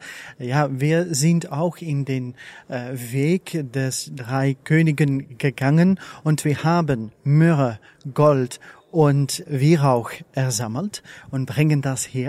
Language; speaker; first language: German; non-native, learner; Dutch